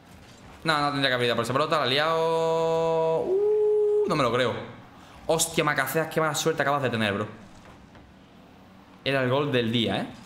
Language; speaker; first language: Spanish; native; Spanish